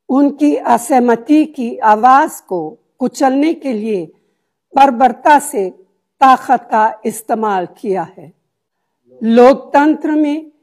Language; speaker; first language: Hindi; non-native, fluent; Italian